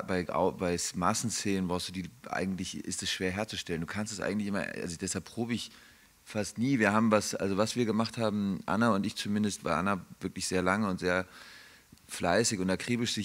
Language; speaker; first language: German; native; German